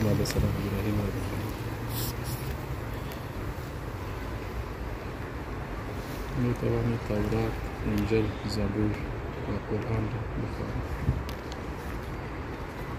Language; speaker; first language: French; non-native, learner; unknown